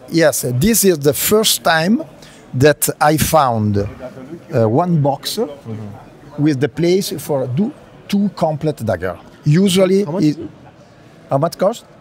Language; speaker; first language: English; non-native, learner; Italian